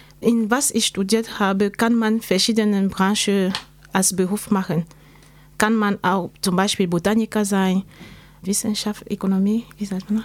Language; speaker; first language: German; non-native, learner; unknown